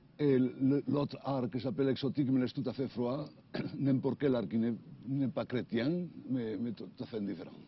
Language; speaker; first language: French; non-native, fluent; Spanish